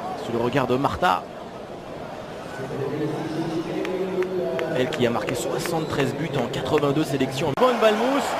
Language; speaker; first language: French; native; French